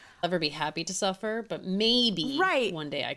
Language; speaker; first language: English; native; English